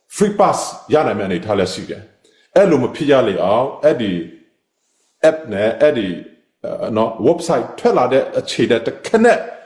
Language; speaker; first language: Burmese; non-native, local second language; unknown